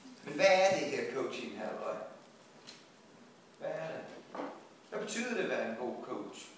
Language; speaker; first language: Danish; non-native, fluent; English